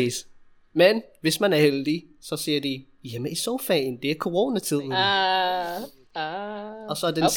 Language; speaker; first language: Danish; non-native, fluent; English